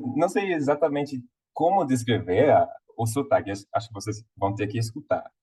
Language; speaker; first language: Portuguese; non-native, fluent; English